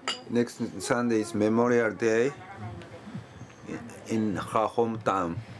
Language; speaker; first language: English; non-native, learner; Japanese